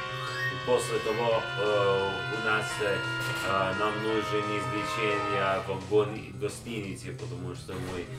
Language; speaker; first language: Russian; non-native, learner; English